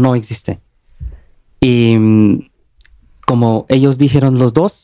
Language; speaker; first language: Spanish; non-native, learner; Bangla